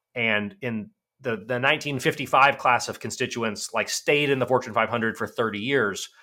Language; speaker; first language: English; native; English